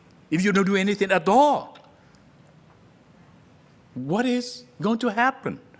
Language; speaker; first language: English; non-native, fluent; Vietnamese